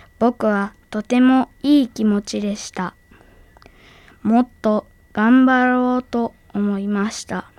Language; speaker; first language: Japanese; early bilingual, other home language; Arabic